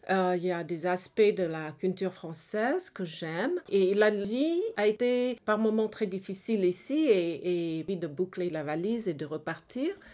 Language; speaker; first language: French; early bilingual, other home language; Hmong